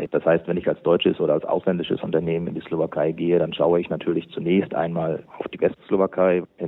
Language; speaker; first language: German; native; German